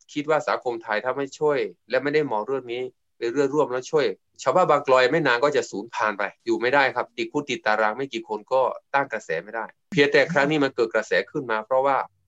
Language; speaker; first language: Thai; non-native, local second language; S'gaw Karen